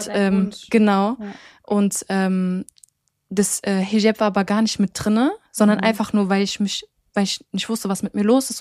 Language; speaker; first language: German; early bilingual, other home language; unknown